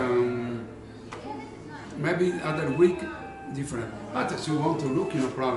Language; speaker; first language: English; non-native, learner; Italian